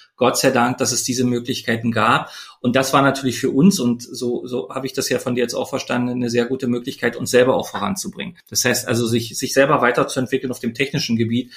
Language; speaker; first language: German; native; German